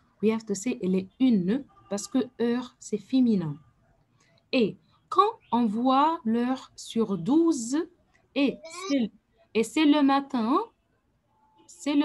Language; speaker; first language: French; non-native, fluent; Arabic